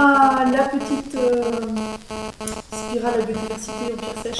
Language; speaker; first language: French; native; French